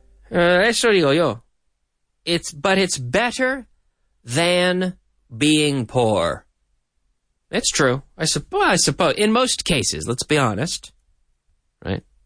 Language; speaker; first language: English; native; English